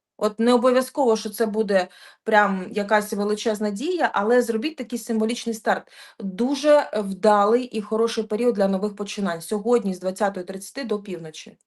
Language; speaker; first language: Ukrainian; non-native, local second language; Russian